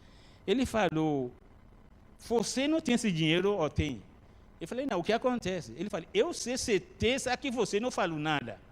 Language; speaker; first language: Portuguese; non-native, learner; Arabic